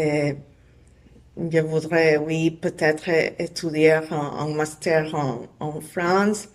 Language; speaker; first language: French; non-native, learner; Spanish